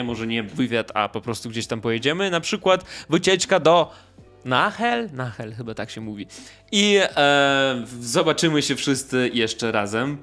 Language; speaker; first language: Polish; non-native, fluent; Russian